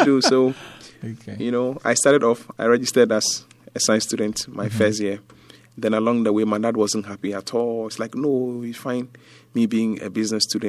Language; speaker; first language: English; non-native, local second language; Ga